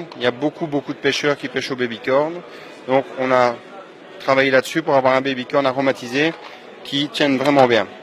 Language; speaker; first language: French; native; French